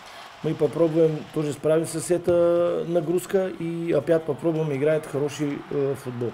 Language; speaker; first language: Russian; non-native, fluent; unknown